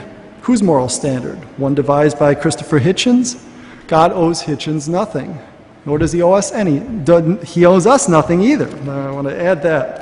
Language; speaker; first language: English; native; English